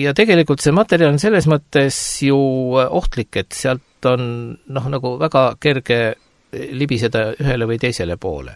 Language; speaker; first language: Estonian; native; Estonian